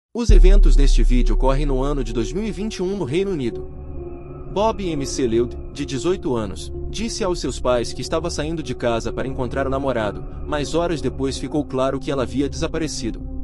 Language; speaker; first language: Portuguese; native; Portuguese